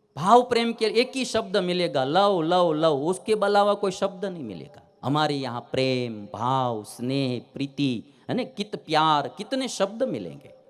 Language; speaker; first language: Hindi; non-native, local second language; Gujarati